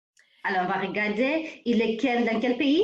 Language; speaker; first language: French; non-native, fluent; English